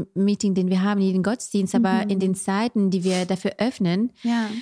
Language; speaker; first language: German; non-native, fluent; French